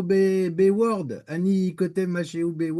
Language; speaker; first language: Hebrew; non-native, learner; French